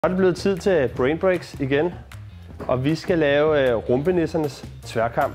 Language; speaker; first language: Danish; native; Danish